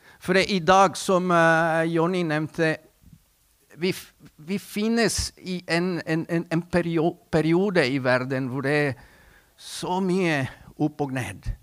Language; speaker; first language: Norwegian; non-native, fluent; Spanish